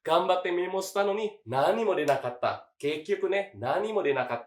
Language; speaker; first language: Japanese; non-native, fluent; Indonesian